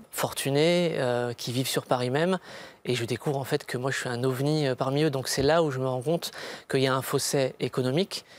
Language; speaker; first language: French; native; French